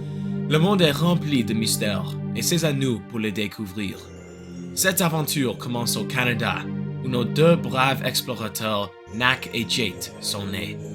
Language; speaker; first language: French; non-native, learner; English